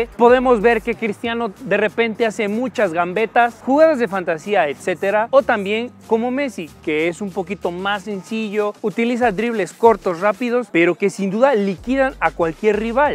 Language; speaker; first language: Spanish; native; Spanish